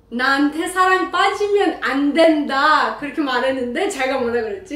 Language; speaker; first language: Korean; non-native, learner; Persian